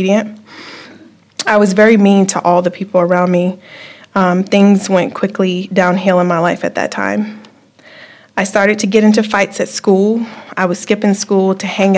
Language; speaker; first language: English; native; English